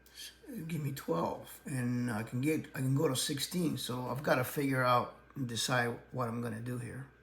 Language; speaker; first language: English; native; English